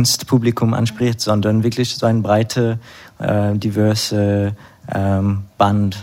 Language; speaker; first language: German; non-native, fluent; Hebrew